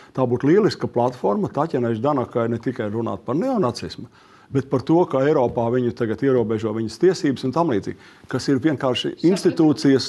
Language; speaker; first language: Latvian; native; Latvian